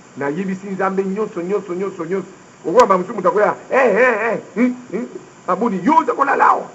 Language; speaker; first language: Lingala; native; Lingala